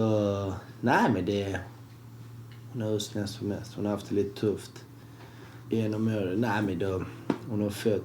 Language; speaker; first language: Swedish; early bilingual, other home language; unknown